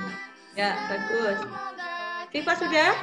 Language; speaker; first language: Indonesian; native; Indonesian